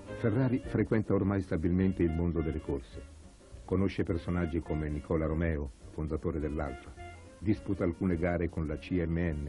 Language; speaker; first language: Italian; native; Italian